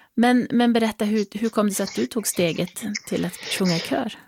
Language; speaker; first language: Swedish; native; Swedish